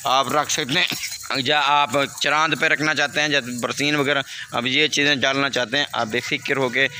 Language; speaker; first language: Urdu; non-native, local second language; Saraiki